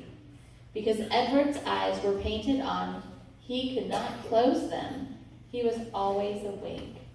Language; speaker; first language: English; native; English